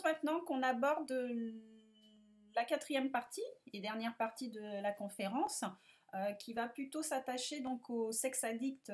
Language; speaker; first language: French; native; French